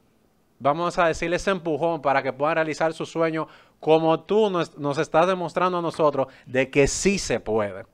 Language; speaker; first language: Spanish; native; Spanish